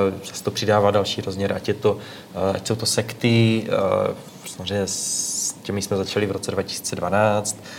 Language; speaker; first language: Czech; native; Czech